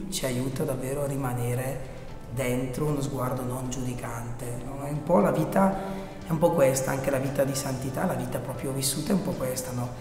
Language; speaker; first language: Italian; native; Italian